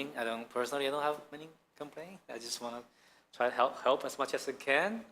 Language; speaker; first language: English; non-native, fluent; Chinese